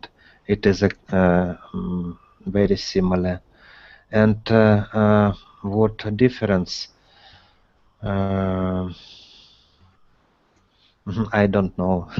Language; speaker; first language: English; non-native, learner; Russian